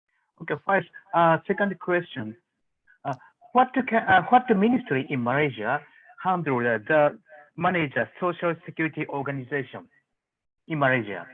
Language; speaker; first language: English; non-native, learner; Japanese